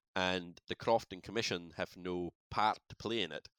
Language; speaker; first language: English; native; English